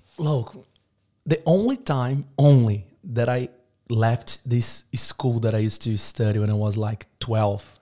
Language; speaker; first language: English; non-native, fluent; Portuguese